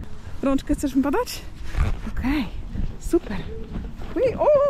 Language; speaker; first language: Polish; native; Polish